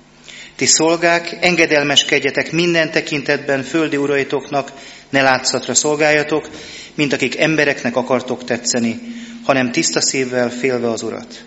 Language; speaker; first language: Hungarian; native; Hungarian